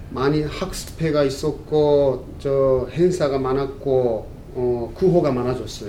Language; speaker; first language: Korean; non-native, fluent; Japanese